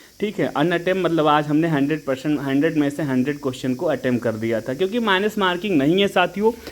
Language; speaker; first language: Hindi; native; Hindi